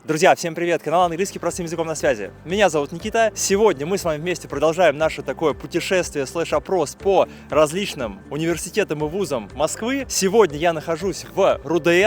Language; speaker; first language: Russian; native; Russian